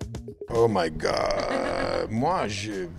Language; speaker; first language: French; non-native, learner; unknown